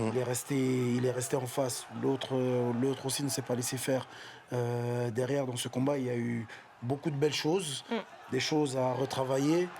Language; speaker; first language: French; native; French